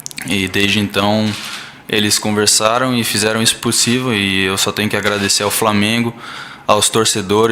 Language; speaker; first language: Portuguese; early bilingual, heritage; Portuguese